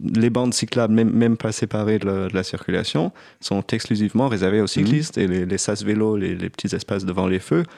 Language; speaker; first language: French; non-native, fluent; German